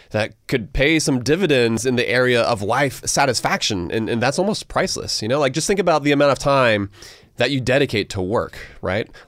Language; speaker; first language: English; native; English